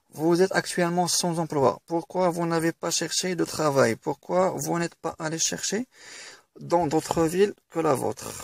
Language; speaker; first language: French; non-native, local second language; Arabic